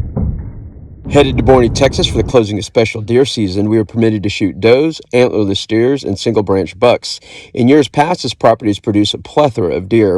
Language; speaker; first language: English; native; English